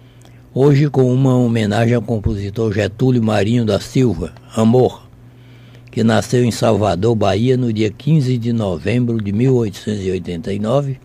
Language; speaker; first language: Portuguese; native; Portuguese